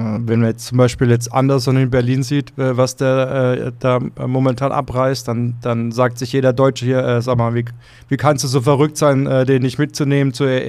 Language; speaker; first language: German; native; German